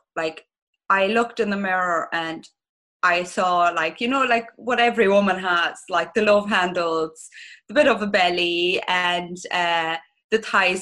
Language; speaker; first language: English; non-native, fluent; German